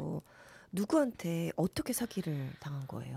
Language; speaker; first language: Korean; native; Korean